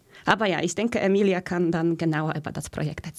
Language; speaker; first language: German; early bilingual, other home language; Polish